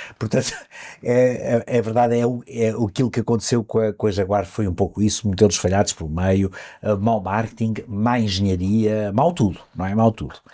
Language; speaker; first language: Portuguese; native; Portuguese